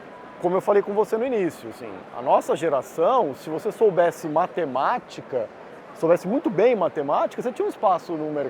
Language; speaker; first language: Portuguese; native; Portuguese